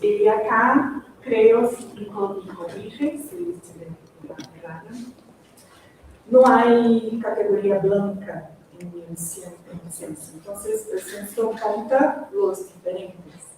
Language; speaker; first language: Spanish; non-native, fluent; Portuguese